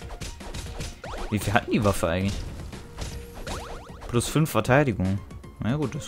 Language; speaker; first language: German; native; German